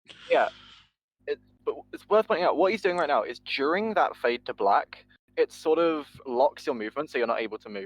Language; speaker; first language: English; native; English